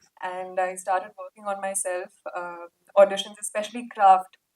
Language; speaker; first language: English; non-native, local second language; Telugu